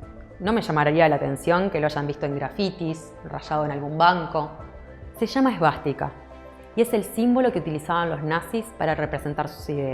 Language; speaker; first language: Spanish; native; Spanish